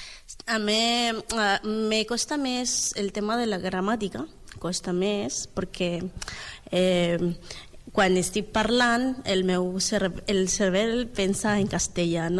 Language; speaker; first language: Catalan; non-native, learner; Spanish